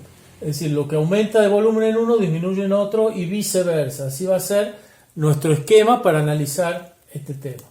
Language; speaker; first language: Spanish; native; Spanish